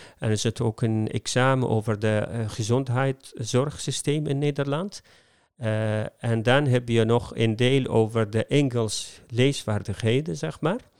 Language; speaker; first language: Dutch; non-native, fluent; Arabic